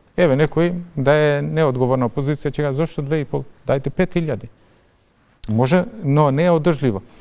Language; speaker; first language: Macedonian; non-native, local second language; Albanian